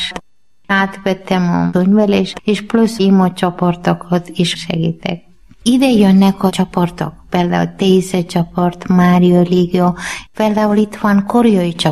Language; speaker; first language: Hungarian; non-native, learner; Malayalam